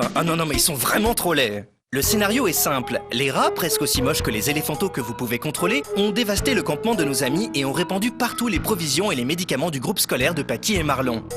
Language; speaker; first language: French; native; French